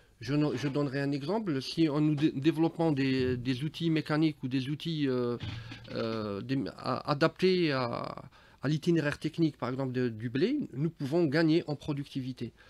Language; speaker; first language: French; non-native, local second language; Arabic